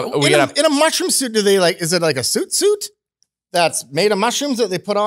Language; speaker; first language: English; native; English